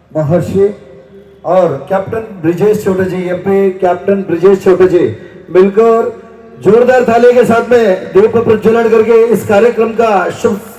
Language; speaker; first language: Hindi; non-native, local second language; Malayalam